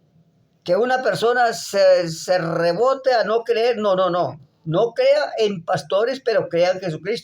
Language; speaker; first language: Spanish; native; Spanish